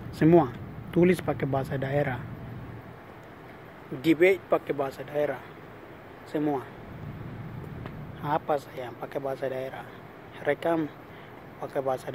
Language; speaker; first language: Indonesian; non-native, local second language; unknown